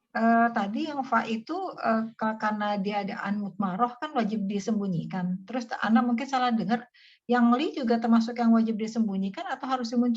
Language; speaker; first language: Indonesian; native; Indonesian